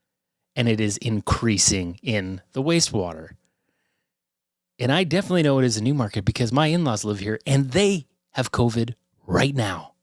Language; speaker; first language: English; native; English